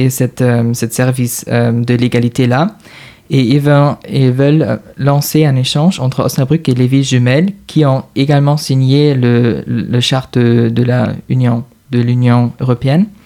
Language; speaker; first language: French; non-native, fluent; German